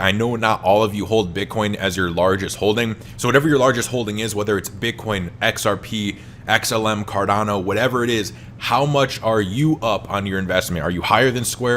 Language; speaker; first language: English; native; English